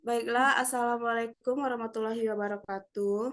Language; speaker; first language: Indonesian; native; Indonesian